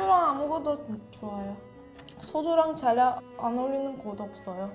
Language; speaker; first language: Korean; non-native, learner; Russian